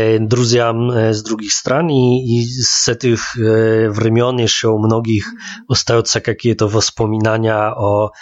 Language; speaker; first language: Polish; non-native, learner; Russian